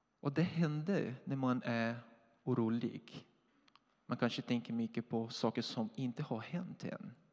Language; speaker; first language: Swedish; non-native, fluent; Portuguese